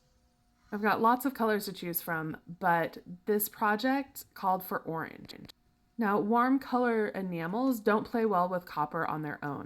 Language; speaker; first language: English; native; English